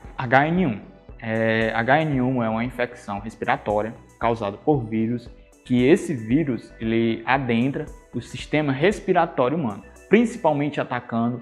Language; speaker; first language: Portuguese; native; Portuguese